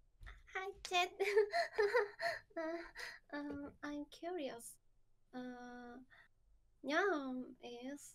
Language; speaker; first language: English; non-native, learner; Korean